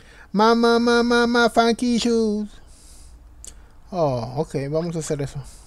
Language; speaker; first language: Spanish; native; Spanish